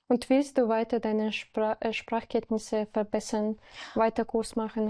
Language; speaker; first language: German; non-native, learner; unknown